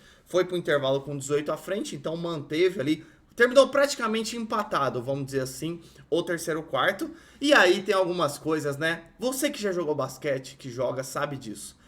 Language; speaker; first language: Portuguese; native; Portuguese